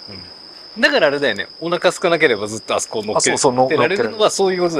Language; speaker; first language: Japanese; native; Japanese